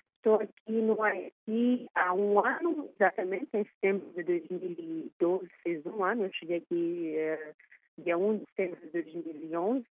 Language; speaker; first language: Portuguese; native; Portuguese